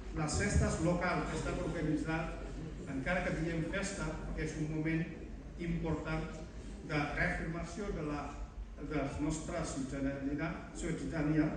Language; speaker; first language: Catalan; non-native, fluent; Wolof